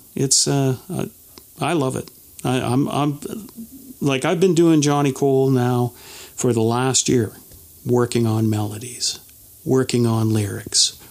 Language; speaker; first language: English; native; English